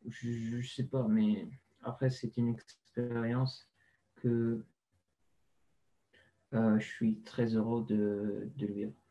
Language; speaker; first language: French; non-native, fluent; Arabic